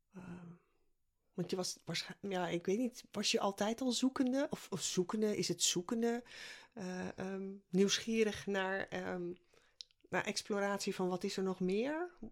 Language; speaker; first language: Dutch; native; Dutch